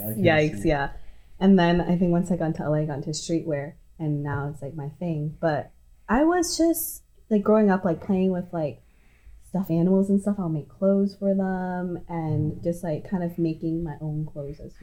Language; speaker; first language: English; non-native, local second language; Cantonese